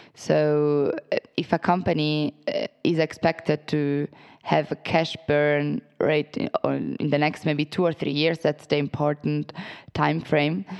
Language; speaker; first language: English; non-native, fluent; Italian